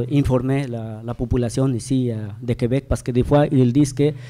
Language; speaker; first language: French; non-native, learner; Spanish